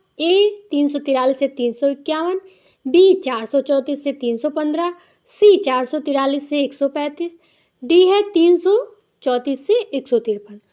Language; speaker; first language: Hindi; native; Hindi